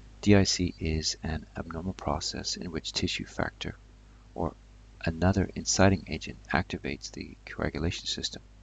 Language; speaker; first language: English; native; English